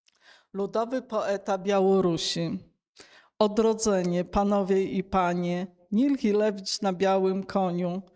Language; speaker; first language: Polish; non-native, local second language; Belarusian